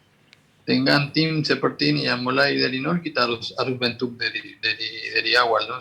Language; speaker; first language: Indonesian; non-native, fluent; Spanish